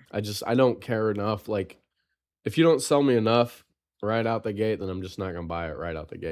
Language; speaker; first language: English; native; English